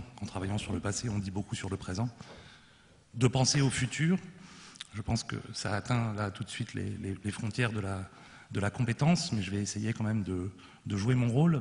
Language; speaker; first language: French; native; French